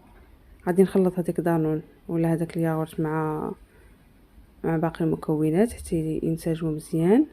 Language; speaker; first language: Arabic; native; Arabic